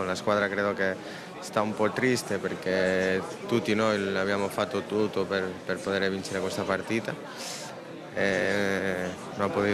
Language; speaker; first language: Italian; non-native, fluent; Spanish